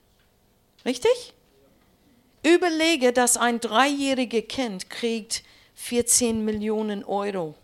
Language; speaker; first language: German; non-native, learner; English